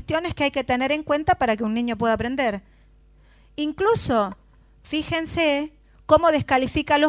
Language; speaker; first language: Spanish; native; Spanish